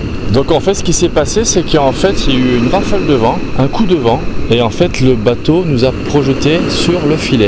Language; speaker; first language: French; native; French